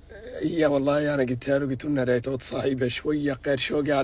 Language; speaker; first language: Arabic; native; Arabic